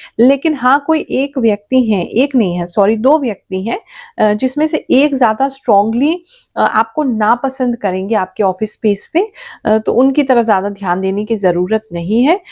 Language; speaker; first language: Hindi; native; Hindi